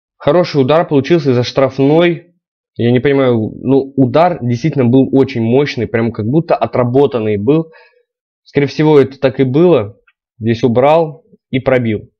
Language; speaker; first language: Russian; native; Russian